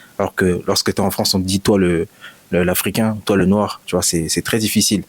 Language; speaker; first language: French; native; French